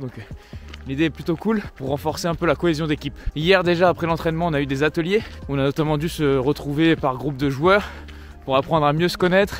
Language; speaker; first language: French; native; French